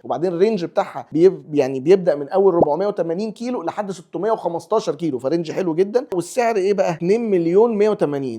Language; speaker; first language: Arabic; native; Arabic